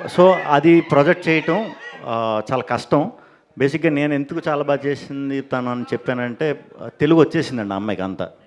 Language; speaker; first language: Telugu; native; Telugu